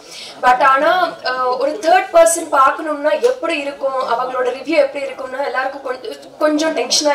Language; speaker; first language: Tamil; non-native, fluent; Telugu